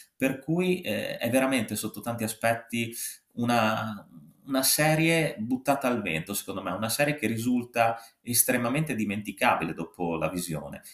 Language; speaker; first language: Italian; native; Italian